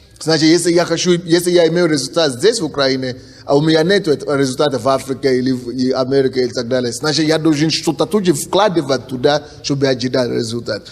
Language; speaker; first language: Russian; non-native, fluent; Yoruba